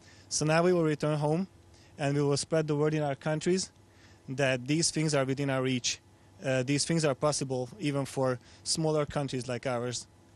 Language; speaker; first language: English; non-native, fluent; Hungarian